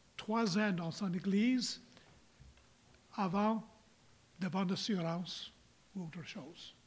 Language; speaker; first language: French; non-native, local second language; English